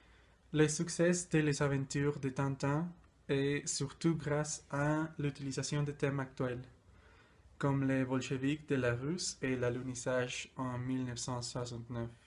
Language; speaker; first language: French; non-native, learner; Spanish